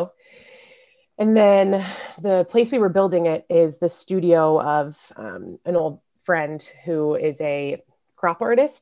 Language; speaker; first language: English; native; English